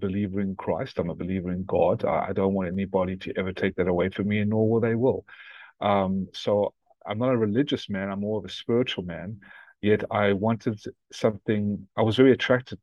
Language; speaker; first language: English; native; English